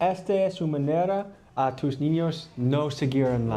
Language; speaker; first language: Spanish; non-native, learner; English